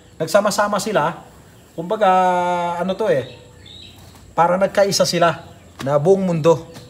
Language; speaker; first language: Filipino; non-native, local second language; Hiligaynon